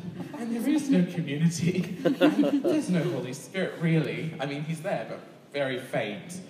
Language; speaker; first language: English; native; English